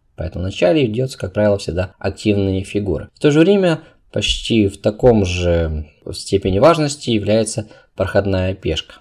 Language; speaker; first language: Russian; non-native, local second language; Uzbek